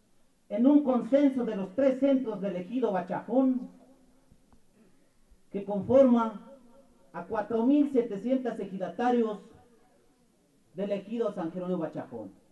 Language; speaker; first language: Spanish; non-native, local second language; Tzeltal